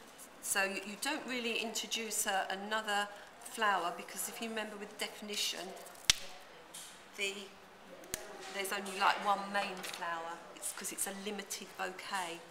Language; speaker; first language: English; native; English